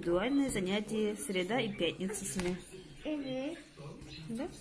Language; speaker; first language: Russian; non-native, local second language; Tatar